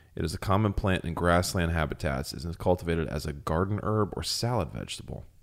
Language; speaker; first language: English; native; English